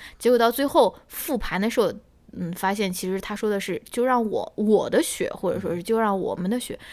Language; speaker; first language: Chinese; native; Chinese